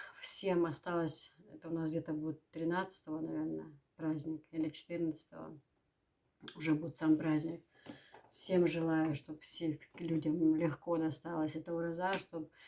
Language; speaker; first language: Russian; native; Russian